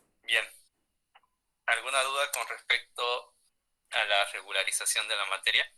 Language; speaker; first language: Spanish; native; Spanish